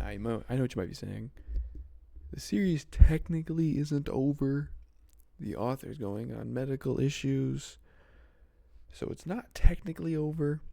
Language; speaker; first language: English; native; English